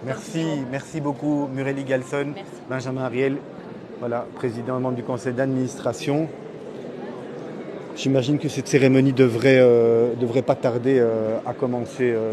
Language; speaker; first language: French; native; French